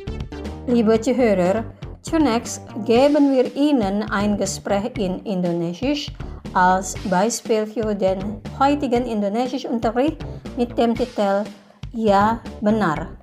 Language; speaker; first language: German; non-native, fluent; Indonesian